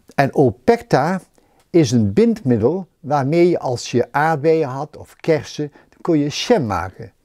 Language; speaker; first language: Dutch; native; Dutch